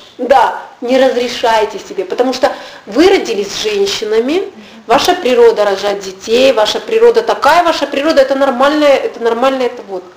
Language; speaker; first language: Russian; native; Russian